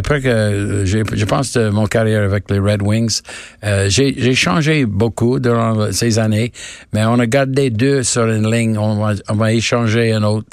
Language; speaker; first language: French; non-native, learner; English